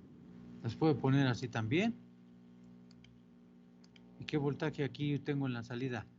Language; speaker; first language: Spanish; native; Spanish